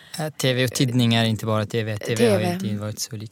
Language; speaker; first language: Swedish; non-native, fluent; Arabic